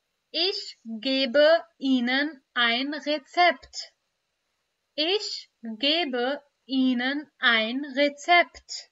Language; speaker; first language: German; non-native, fluent; Urdu